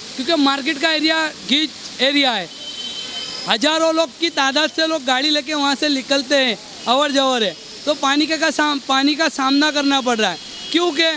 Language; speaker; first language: Hindi; non-native, local second language; Gujarati